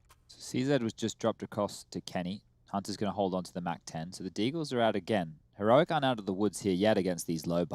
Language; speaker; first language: English; native; English